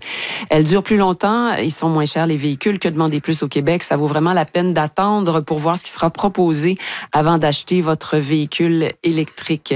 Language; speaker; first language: French; native; French